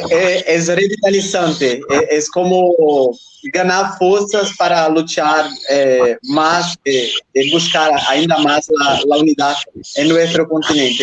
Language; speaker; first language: Spanish; non-native, fluent; Portuguese